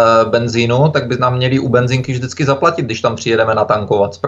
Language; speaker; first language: Czech; native; Czech